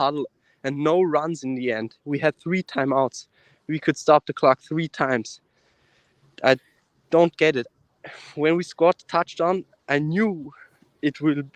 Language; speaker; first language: English; non-native, fluent; German